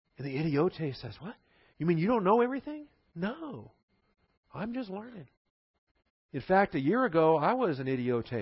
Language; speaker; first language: English; native; English